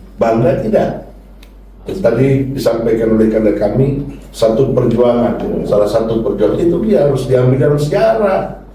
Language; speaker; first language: Indonesian; native; Indonesian